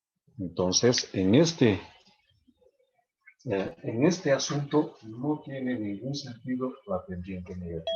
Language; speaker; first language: Spanish; native; Spanish